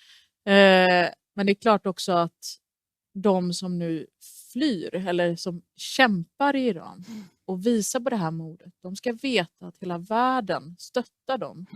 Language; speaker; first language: Swedish; early bilingual, other home language; Persian